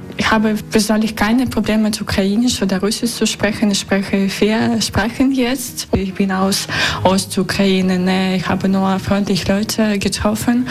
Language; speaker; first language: German; non-native, learner; Russian